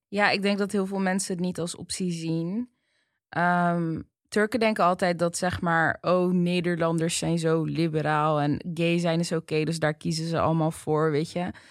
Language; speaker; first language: Dutch; early bilingual, other home language; Turkish